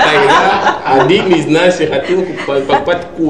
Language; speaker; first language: Russian; non-native, learner; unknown